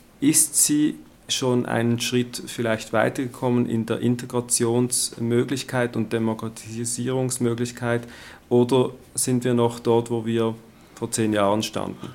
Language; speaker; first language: German; native; German